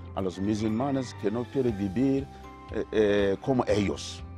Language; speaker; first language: Spanish; non-native, learner; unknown